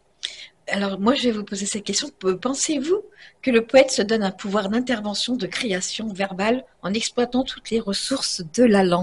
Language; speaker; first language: French; native; French